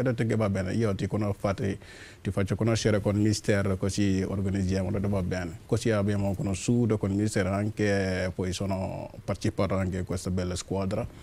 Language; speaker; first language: Italian; non-native, learner; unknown